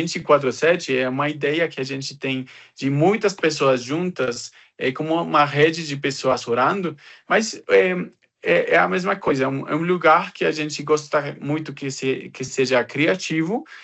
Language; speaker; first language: Portuguese; non-native, fluent; Spanish